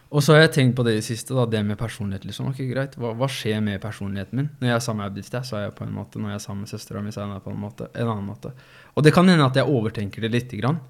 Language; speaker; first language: Norwegian; early bilingual, other home language; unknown